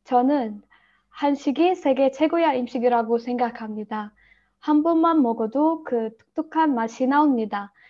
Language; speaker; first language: Korean; non-native, learner; Arabic